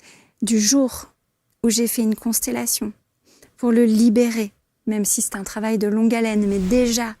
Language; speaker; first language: French; native; French